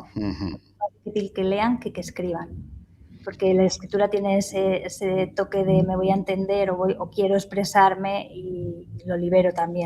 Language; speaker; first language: Spanish; native; Spanish